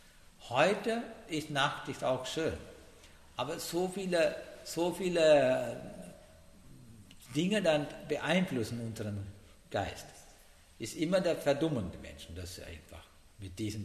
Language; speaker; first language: German; non-native, learner; Sinhala